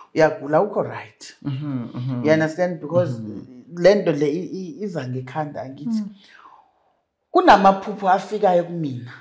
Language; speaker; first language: Zulu; non-native, local second language; Xhosa